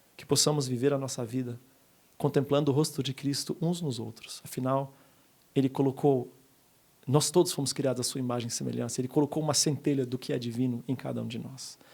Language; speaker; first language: Portuguese; native; Portuguese